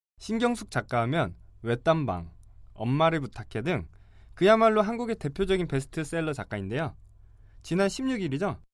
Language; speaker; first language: Korean; native; Korean